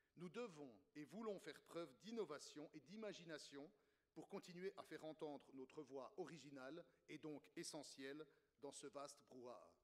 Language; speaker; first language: French; native; French